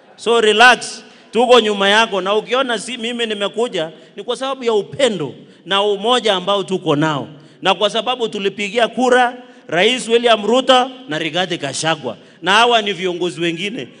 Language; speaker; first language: Swahili; non-native, local second language; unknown